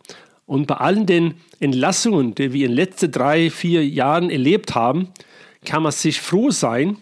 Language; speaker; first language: German; non-native, fluent; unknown